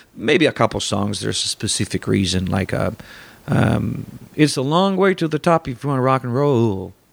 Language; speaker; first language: English; non-native, fluent; Italian